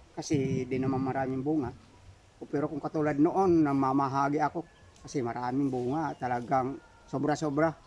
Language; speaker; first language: Filipino; non-native, local second language; Cebuano